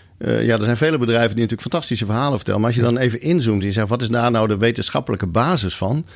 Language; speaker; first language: Dutch; native; Dutch